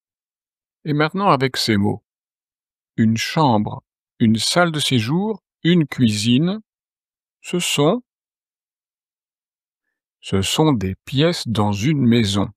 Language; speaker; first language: French; native; French